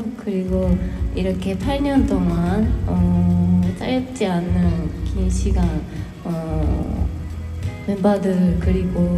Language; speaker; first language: Korean; non-native, fluent; Japanese